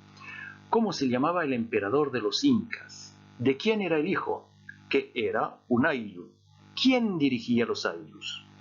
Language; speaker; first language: Spanish; non-native, fluent; French